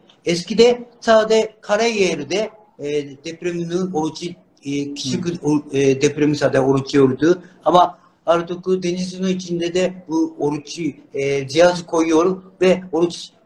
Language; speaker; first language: Turkish; non-native, learner; Japanese